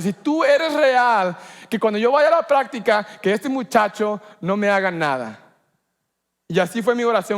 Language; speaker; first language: Spanish; early bilingual, heritage; Spanish